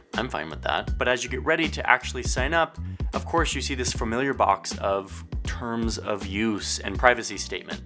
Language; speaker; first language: English; native; English